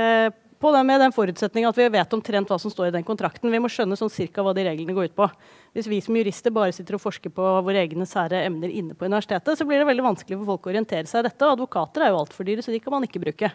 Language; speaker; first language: Norwegian; native; Norwegian